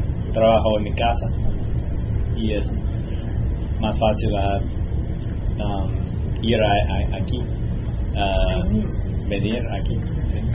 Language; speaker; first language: Spanish; non-native, learner; English